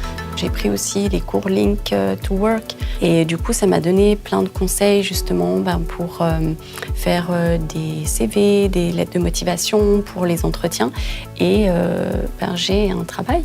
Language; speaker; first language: French; native; French